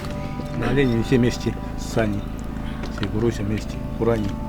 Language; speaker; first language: Russian; non-native, local second language; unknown